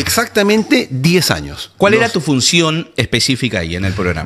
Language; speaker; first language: Spanish; native; Spanish